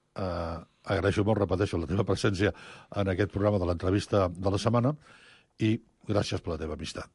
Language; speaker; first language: Catalan; native; Catalan